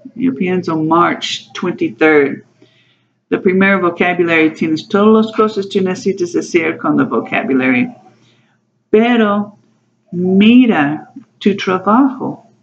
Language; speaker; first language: Spanish; non-native, learner; English